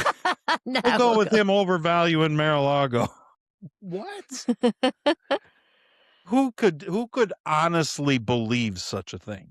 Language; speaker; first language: English; native; English